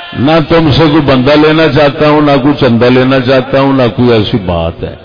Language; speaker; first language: Urdu; native; Urdu